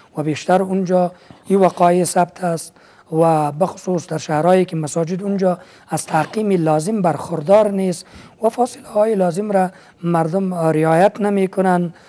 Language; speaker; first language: Persian; native; Persian